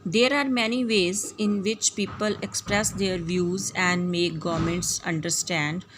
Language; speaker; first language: English; non-native, local second language; Punjabi